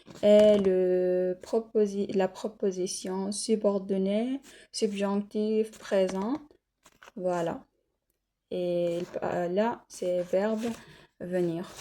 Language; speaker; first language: French; non-native, learner; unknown